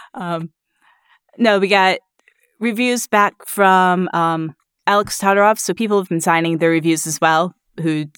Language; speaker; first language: English; native; English